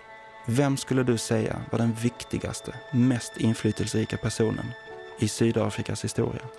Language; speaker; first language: Swedish; native; Swedish